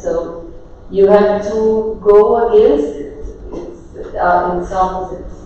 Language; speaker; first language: English; non-native, fluent; Portuguese